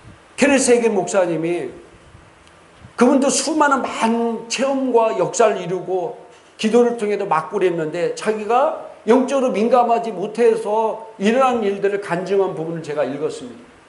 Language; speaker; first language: Korean; native; Korean